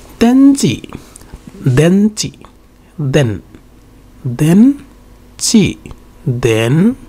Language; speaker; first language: Japanese; non-native, learner; Bangla